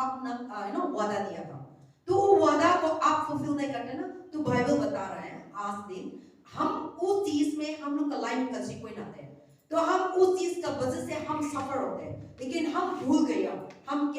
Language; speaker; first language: Hindi; non-native, local second language; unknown